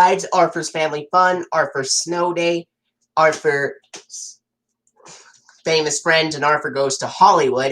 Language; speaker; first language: English; native; English